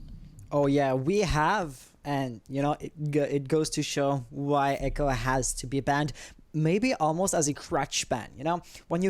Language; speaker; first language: English; non-native, local second language; French